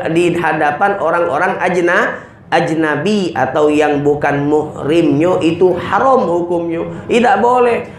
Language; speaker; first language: Indonesian; native; Indonesian